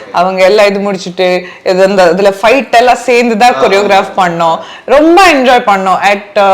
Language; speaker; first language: Tamil; non-native, learner; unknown